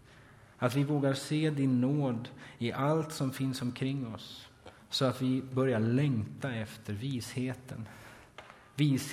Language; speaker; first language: Swedish; native; Swedish